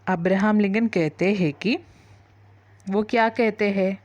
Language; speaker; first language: Hindi; non-native, local second language; Malayalam